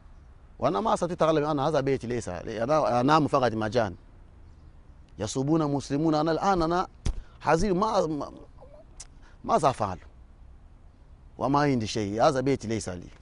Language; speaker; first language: Arabic; non-native, learner; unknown